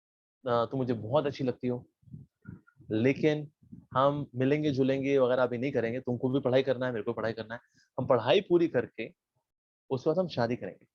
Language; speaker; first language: Hindi; native; Hindi